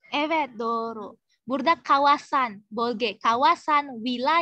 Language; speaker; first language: Turkish; non-native, fluent; Indonesian